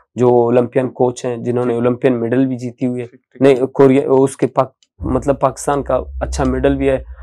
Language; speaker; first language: Urdu; non-native, local second language; Baluchi